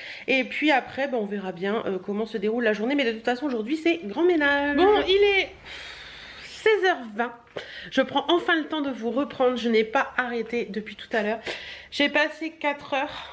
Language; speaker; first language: French; native; French